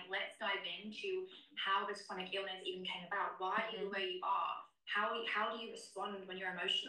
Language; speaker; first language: English; native; English